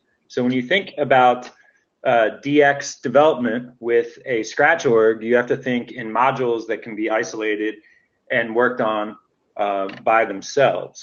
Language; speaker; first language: English; native; English